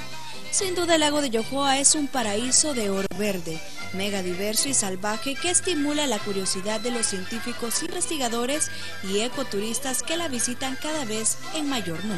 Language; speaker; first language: Spanish; native; Spanish